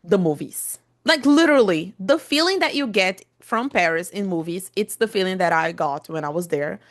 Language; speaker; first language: English; non-native, fluent; Portuguese